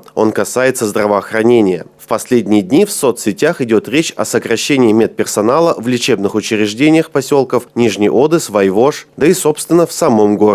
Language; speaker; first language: Russian; native; Russian